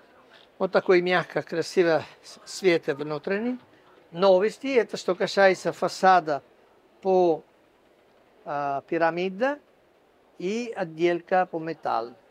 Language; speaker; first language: Russian; non-native, fluent; Italian